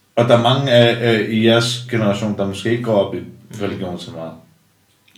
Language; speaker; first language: Danish; early bilingual, other home language; Armenian